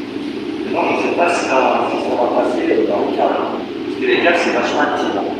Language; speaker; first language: French; native; French